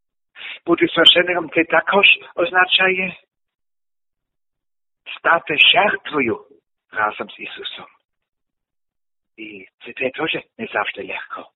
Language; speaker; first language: Ukrainian; non-native, learner; German